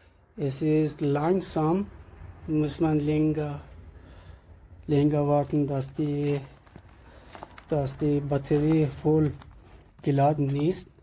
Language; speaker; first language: German; non-native, fluent; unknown